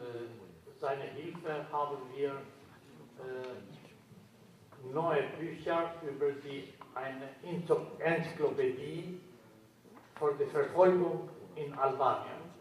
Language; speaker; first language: German; non-native, learner; Albanian